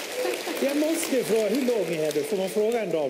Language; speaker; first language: Swedish; native; Swedish